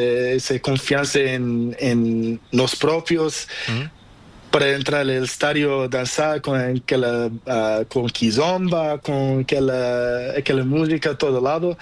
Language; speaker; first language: Spanish; non-native, learner; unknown